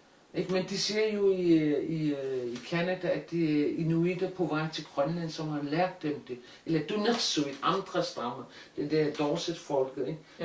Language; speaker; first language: Danish; non-native, local second language; Kalaallisut